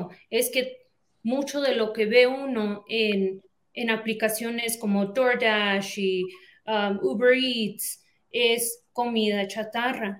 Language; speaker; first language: Spanish; early bilingual, heritage; Spanish